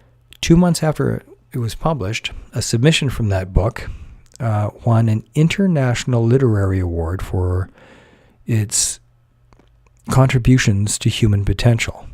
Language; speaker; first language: English; native; English